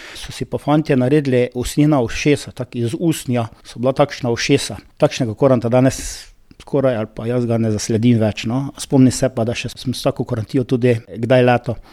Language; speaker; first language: Slovenian; native; Slovenian